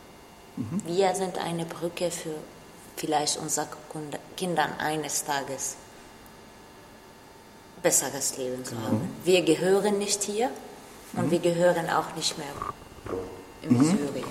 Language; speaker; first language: German; non-native, learner; Arabic